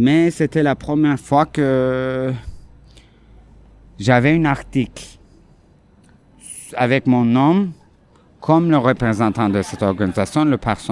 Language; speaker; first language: French; non-native, fluent; Turkish